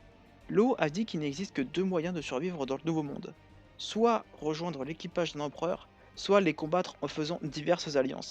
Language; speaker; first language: French; native; French